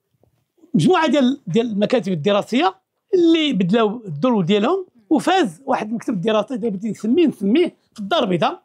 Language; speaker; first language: Arabic; native; Arabic